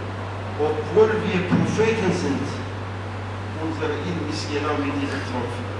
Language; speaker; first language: German; non-native, fluent; Turkish